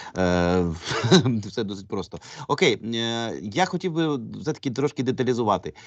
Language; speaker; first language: Ukrainian; native; Ukrainian